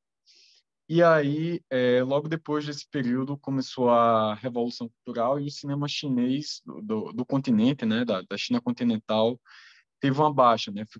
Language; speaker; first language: Portuguese; native; Portuguese